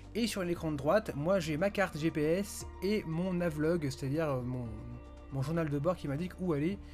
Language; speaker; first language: French; native; French